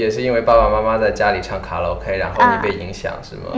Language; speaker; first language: Chinese; native; Chinese